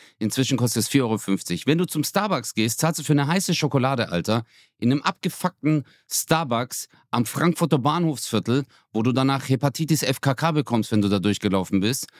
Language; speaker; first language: German; early bilingual, other home language; Turkish